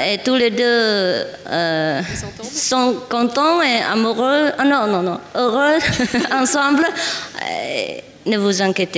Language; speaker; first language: French; non-native, learner; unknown